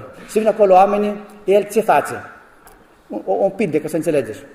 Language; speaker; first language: Romanian; non-native, learner; Greek